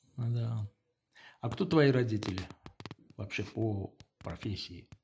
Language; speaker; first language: Russian; non-native, local second language; Armenian